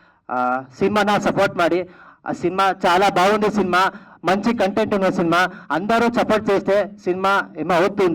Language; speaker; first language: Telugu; non-native, learner; Kannada